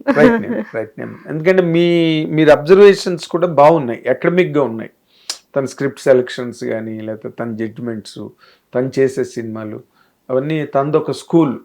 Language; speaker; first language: Telugu; native; Telugu